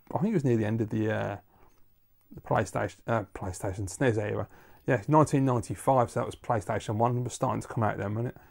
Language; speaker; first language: English; native; English